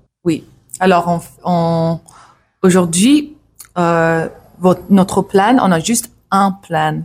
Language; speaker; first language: French; non-native, learner; English